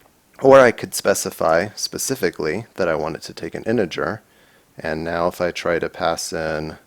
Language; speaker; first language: English; native; English